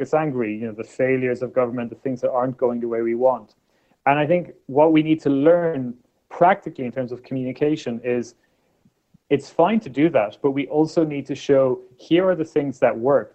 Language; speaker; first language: English; native; English